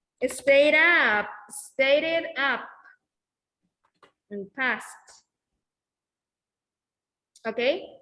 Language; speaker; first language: English; non-native, fluent; Spanish